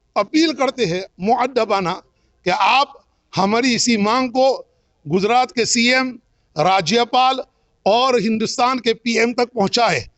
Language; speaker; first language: Hindi; non-native, local second language; Gujarati